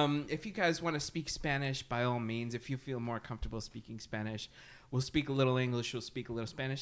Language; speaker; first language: English; early bilingual, other home language; Spanish